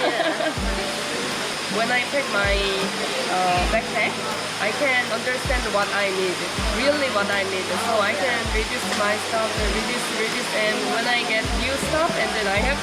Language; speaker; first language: English; non-native, learner; Korean